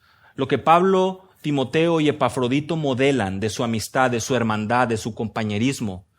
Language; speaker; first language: Spanish; native; Spanish